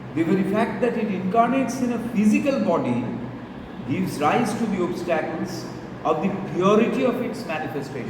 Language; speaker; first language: English; non-native, local second language; Bangla